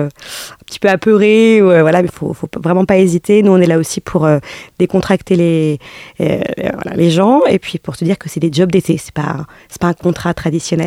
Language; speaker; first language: French; native; French